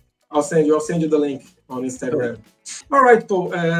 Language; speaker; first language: English; non-native, fluent; Portuguese